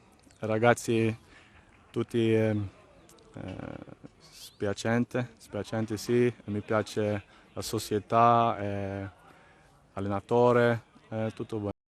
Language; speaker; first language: Italian; non-native, learner; Swedish